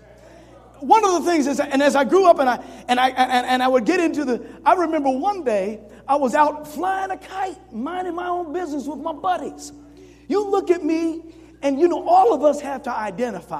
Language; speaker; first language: English; native; English